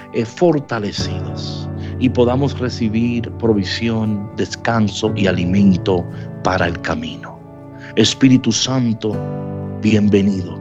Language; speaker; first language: Spanish; native; Spanish